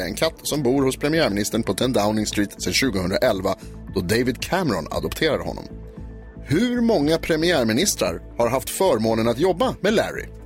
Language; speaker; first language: Swedish; native; Swedish